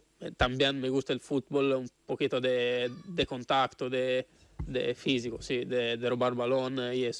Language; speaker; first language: Spanish; non-native, fluent; Italian